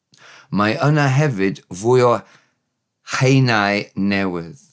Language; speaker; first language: Welsh; non-native, learner; English